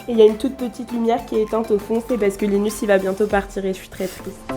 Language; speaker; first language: French; non-native, fluent; German